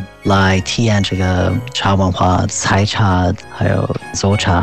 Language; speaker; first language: Chinese; non-native, fluent; English